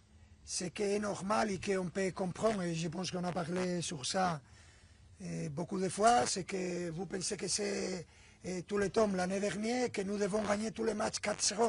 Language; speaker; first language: French; non-native, fluent; Spanish